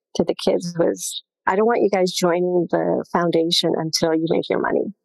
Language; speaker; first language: English; non-native, local second language; Gujarati